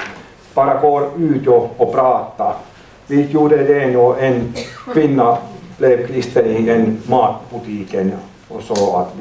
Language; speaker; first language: Swedish; non-native, learner; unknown